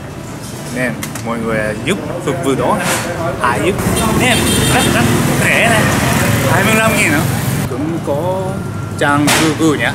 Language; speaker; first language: Vietnamese; non-native, learner; Japanese